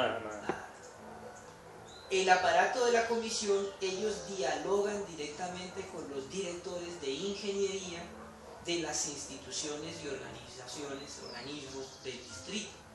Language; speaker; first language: Spanish; native; Spanish